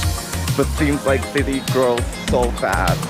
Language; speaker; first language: English; non-native, fluent; Japanese